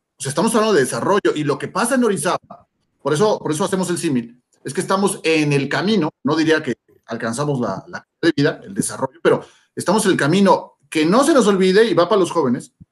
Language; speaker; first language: Spanish; native; Spanish